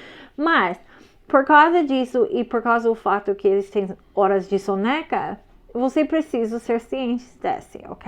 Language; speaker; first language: Portuguese; non-native, fluent; English